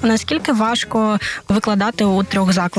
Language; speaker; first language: Ukrainian; native; Ukrainian